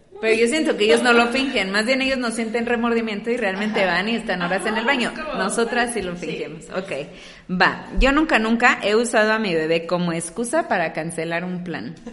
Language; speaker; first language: Spanish; native; Spanish